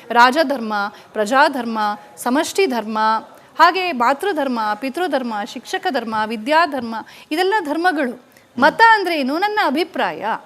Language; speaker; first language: Kannada; native; Kannada